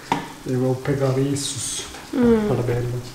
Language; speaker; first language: Portuguese; non-native, learner; Turkish